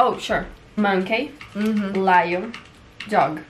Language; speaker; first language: English; non-native, learner; Portuguese